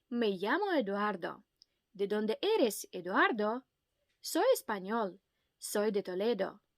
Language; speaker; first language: Spanish; non-native, fluent; Ukrainian